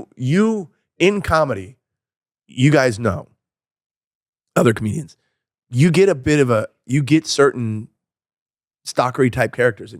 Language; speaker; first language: English; native; English